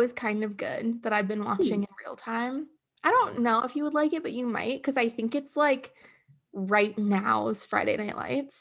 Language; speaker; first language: English; native; English